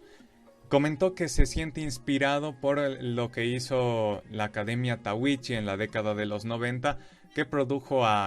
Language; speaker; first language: Spanish; native; Spanish